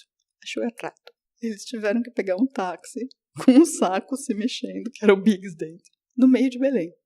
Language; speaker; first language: Portuguese; native; Portuguese